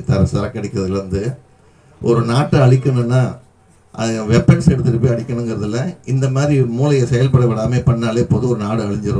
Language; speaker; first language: Tamil; native; Tamil